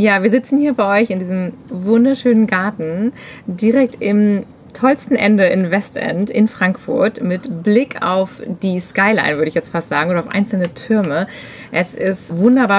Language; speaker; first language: German; native; German